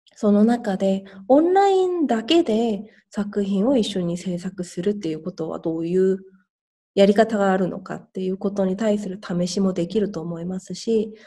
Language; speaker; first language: Japanese; non-native, fluent; Korean